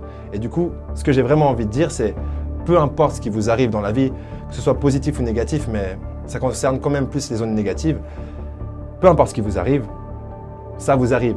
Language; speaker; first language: French; native; French